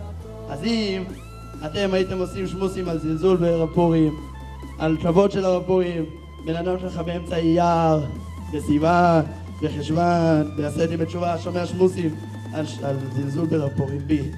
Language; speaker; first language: Hebrew; native; Hebrew